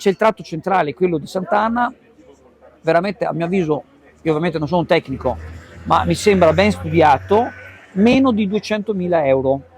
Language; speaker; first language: Italian; native; Italian